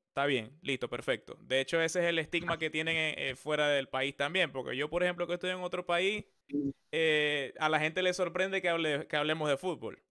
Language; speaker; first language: Spanish; native; Spanish